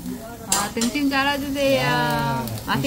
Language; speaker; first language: Korean; non-native, learner; Vietnamese